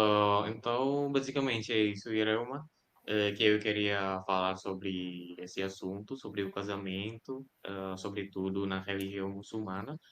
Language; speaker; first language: Portuguese; non-native, fluent; Indonesian